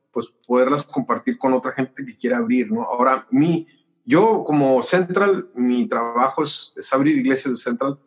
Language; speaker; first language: Spanish; native; Spanish